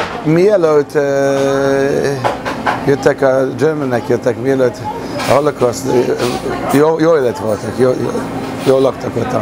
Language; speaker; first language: Hungarian; early bilingual, heritage; Hungarian